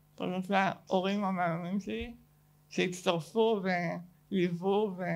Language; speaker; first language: Hebrew; native; Hebrew